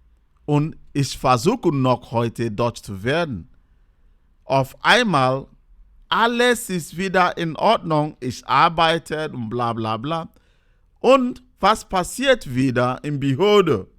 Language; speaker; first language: German; non-native, learner; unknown